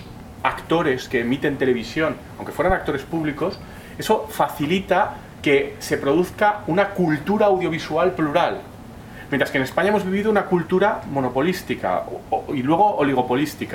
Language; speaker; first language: Spanish; native; Spanish